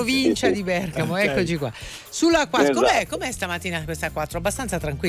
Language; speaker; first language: Italian; native; Italian